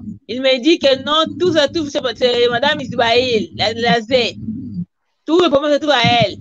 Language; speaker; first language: French; non-native, learner; Portuguese